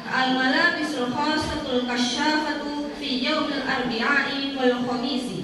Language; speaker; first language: Arabic; non-native, learner; Indonesian